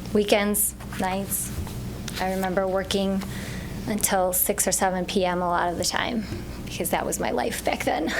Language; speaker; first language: English; native; English